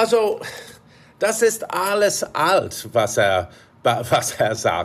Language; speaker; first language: German; non-native, fluent; English